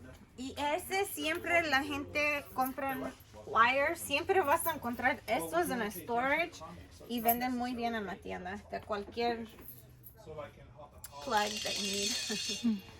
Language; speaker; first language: Spanish; early bilingual, heritage; Spanish